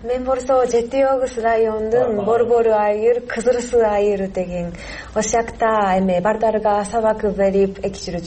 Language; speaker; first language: Kyrgyz; non-native, learner; Japanese